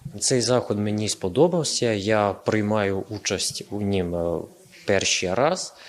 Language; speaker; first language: Ukrainian; non-native, fluent; Serbian